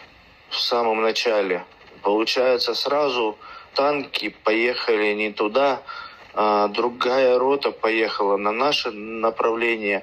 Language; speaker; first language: Russian; native; Russian